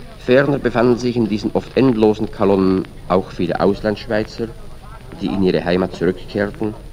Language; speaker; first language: German; native; German